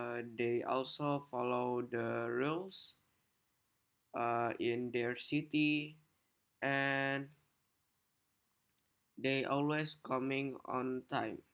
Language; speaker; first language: English; non-native, learner; Indonesian